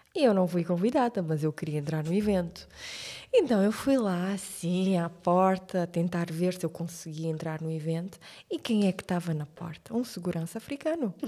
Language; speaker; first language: Portuguese; non-native, local second language; Kabuverdianu